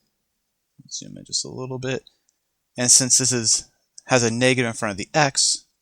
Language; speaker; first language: English; native; English